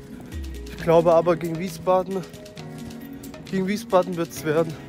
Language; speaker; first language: German; native; German